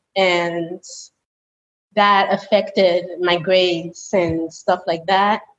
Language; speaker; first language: English; early bilingual, other home language; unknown